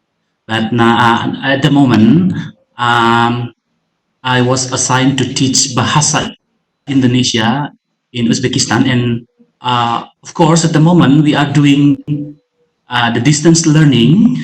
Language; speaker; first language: English; non-native, fluent; Indonesian